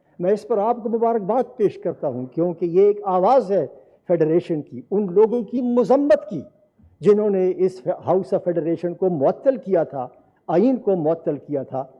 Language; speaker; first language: Urdu; non-native, local second language; Pashto